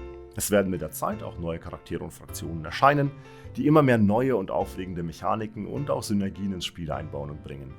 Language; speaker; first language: German; native; German